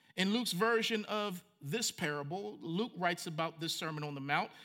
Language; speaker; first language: English; native; English